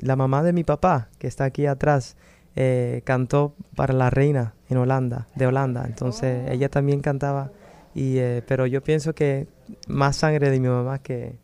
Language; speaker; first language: Spanish; early bilingual, other home language; Dutch